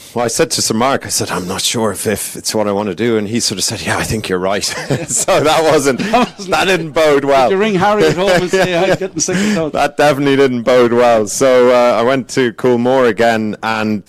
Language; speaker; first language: English; native; English